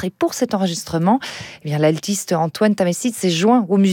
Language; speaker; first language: French; native; French